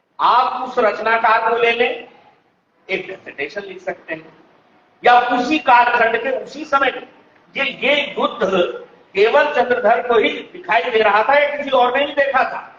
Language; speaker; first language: Hindi; native; Hindi